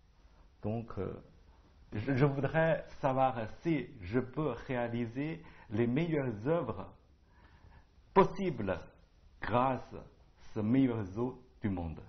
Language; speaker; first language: French; non-native, learner; Chinese